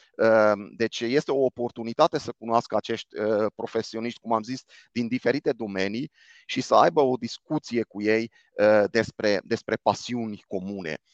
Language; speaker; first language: Romanian; non-native, local second language; Hungarian